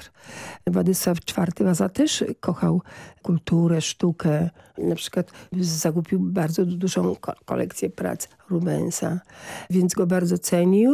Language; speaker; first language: Polish; native; Polish